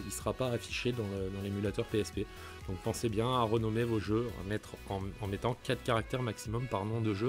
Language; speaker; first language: French; native; French